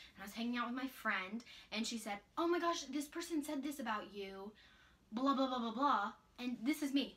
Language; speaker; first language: English; native; English